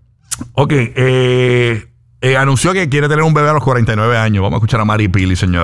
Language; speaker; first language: Spanish; native; Spanish